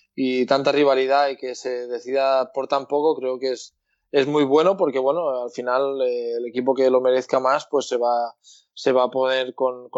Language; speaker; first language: Spanish; native; Spanish